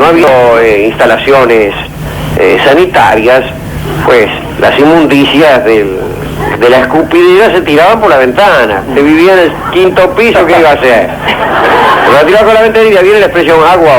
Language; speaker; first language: Spanish; native; Spanish